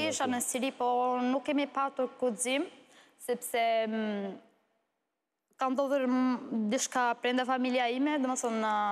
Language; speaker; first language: Albanian; non-native, learner; Arabic